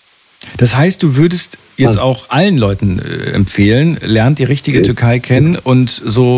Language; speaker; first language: German; native; German